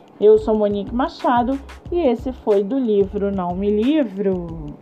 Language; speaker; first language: Portuguese; native; Portuguese